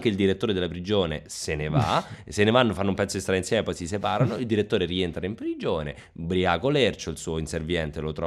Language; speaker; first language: Italian; native; Italian